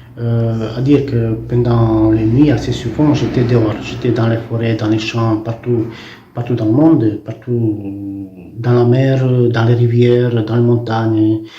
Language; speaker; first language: French; non-native, fluent; Romanian